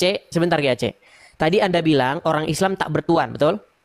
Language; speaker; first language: Indonesian; native; Indonesian